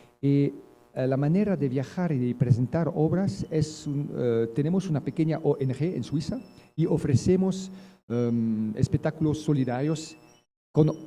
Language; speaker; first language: Spanish; non-native, learner; French